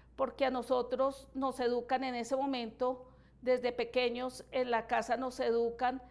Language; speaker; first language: Spanish; native; Spanish